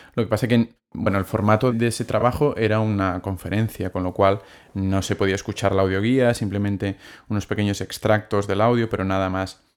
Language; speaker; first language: Spanish; non-native, local second language; Catalan